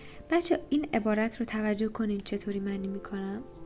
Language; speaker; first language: Persian; native; Persian